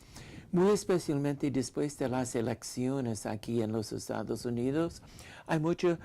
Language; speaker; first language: Spanish; non-native, fluent; English